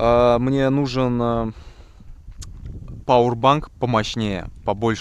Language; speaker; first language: Russian; native; Russian